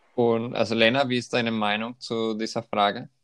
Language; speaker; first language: German; non-native, fluent; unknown